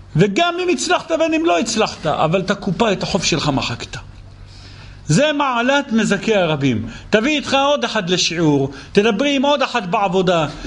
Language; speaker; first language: Hebrew; native; Hebrew